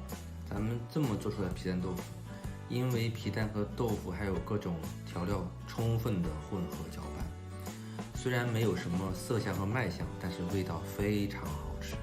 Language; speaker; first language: Chinese; native; Chinese